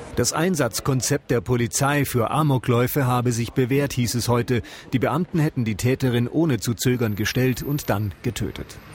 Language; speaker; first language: German; native; German